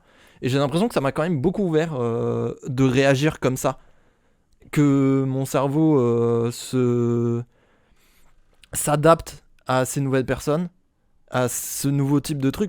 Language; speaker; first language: French; native; French